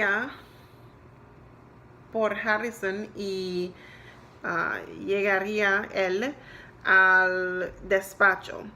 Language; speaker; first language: Spanish; non-native, learner; English